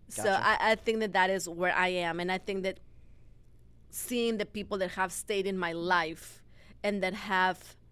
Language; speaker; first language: English; non-native, fluent; Spanish